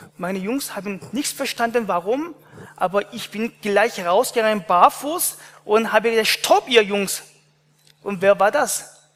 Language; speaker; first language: German; non-native, fluent; Korean